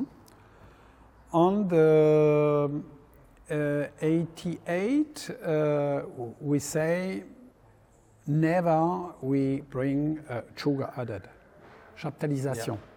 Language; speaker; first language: English; non-native, learner; French